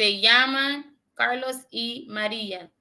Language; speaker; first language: Spanish; non-native, learner; English